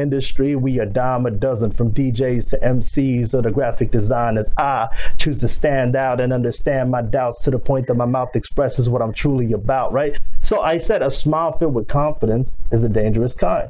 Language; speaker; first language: English; non-native, local second language; Filipino